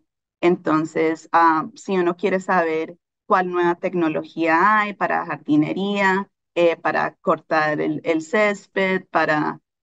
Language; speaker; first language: Spanish; early bilingual, heritage; Spanish